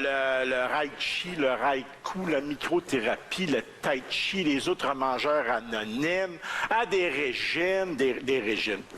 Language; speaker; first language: French; native; French